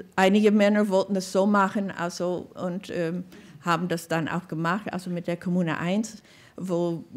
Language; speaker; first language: German; non-native, fluent; English